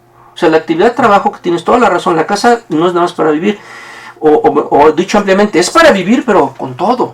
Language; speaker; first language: Spanish; native; Spanish